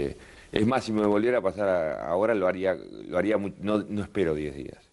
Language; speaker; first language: Spanish; native; Spanish